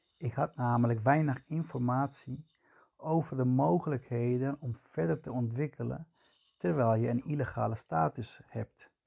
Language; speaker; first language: Dutch; non-native, fluent; Spanish